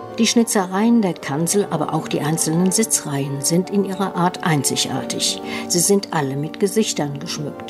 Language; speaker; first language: German; native; German